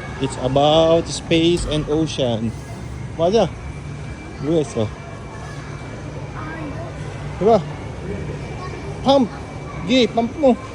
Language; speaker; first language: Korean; non-native, learner; Filipino